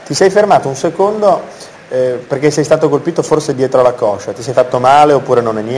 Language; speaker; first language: Italian; native; Italian